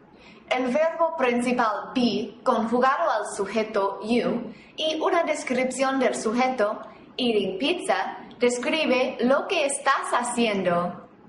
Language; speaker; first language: Spanish; non-native, fluent; English